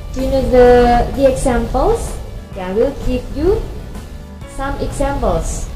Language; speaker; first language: English; non-native, fluent; Indonesian